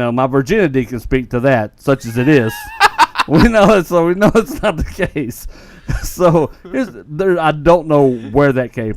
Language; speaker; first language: English; native; English